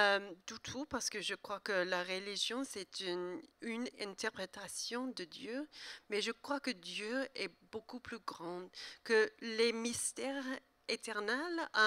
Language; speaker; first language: French; non-native, learner; English